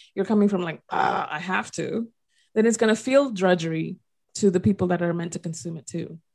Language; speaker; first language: English; non-native, fluent; Spanish